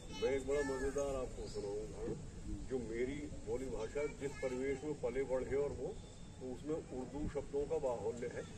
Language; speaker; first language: Hindi; native; Hindi